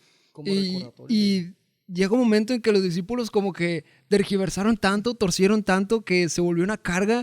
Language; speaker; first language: Spanish; native; Spanish